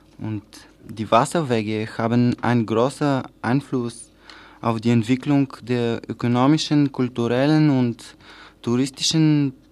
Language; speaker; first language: German; non-native, learner; Bulgarian